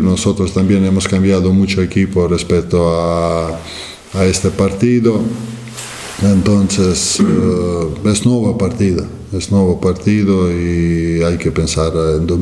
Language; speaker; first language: Spanish; non-native, fluent; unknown